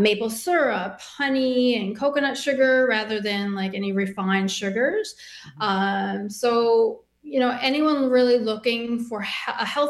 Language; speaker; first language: English; native; English